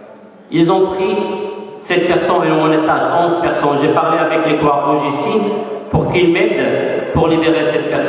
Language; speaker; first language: French; non-native, fluent; Arabic